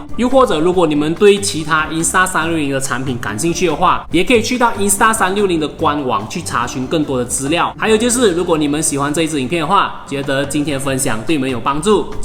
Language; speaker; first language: Chinese; native; Chinese